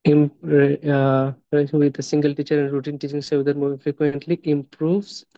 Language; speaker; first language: English; non-native, local second language; Bangla